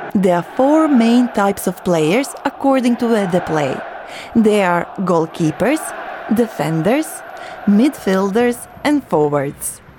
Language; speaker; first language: English; non-native, fluent; Croatian